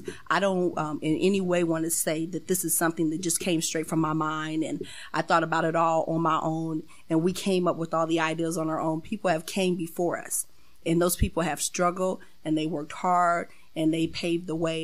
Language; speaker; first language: English; native; English